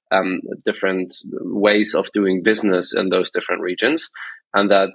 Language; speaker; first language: English; non-native, fluent; German